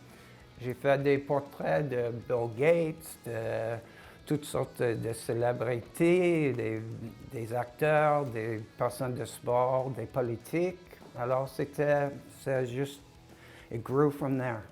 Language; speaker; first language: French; non-native, local second language; English